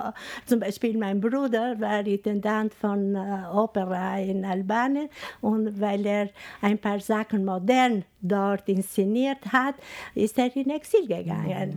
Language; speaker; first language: German; non-native, fluent; Albanian